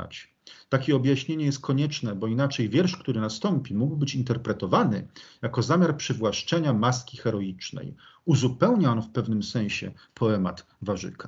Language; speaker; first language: Polish; native; Polish